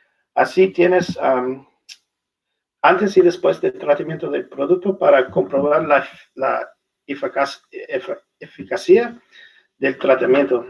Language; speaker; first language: Spanish; non-native, learner; English